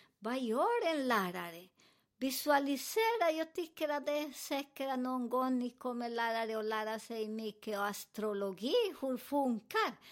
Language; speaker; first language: Swedish; non-native, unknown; Spanish